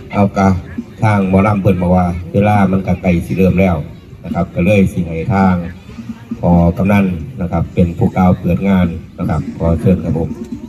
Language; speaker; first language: Thai; native; Thai